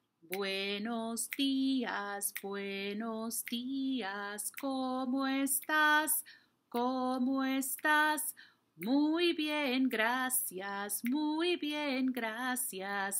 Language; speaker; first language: Spanish; non-native, fluent; English